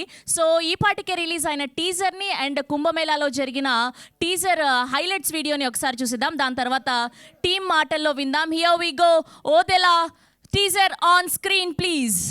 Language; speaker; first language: Telugu; native; Telugu